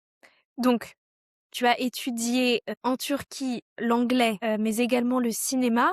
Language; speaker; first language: French; native; French